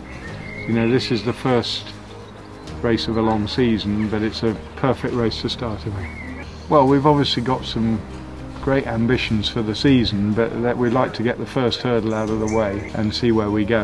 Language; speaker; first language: English; native; English